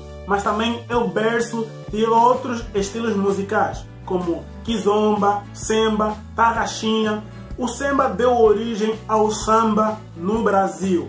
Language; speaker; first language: Portuguese; native; Portuguese